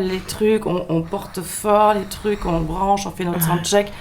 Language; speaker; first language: French; non-native, fluent; German